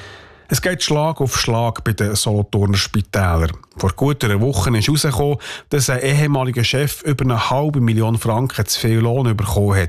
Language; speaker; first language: German; native; German